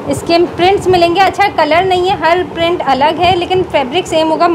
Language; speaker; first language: Urdu; native; Urdu